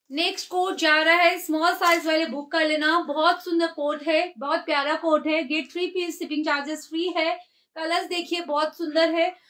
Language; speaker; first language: Hindi; native; Hindi